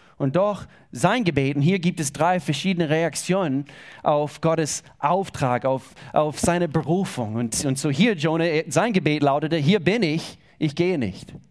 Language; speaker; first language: German; non-native, fluent; English